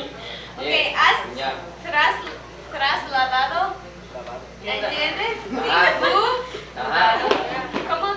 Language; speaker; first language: Spanish; early bilingual, other home language; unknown